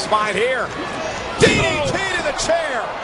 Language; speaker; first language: English; native; English